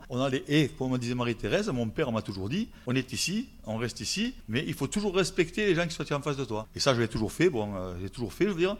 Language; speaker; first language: French; native; French